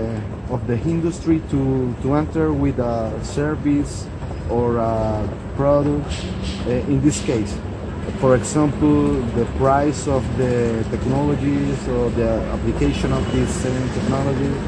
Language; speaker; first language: English; non-native, learner; Spanish